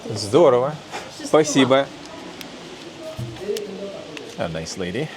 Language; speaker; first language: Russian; non-native, fluent; English